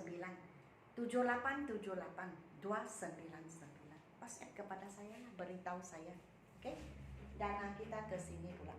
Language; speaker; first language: Malay; non-native, local second language; Min Nan Chinese